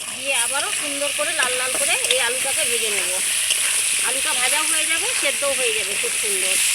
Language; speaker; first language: Bangla; native; Bangla